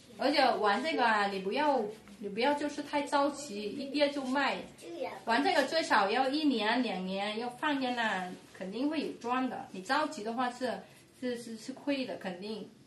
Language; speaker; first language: Chinese; non-native, fluent; Vietnamese